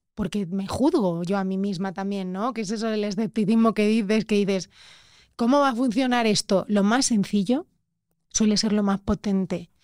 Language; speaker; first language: Spanish; native; Spanish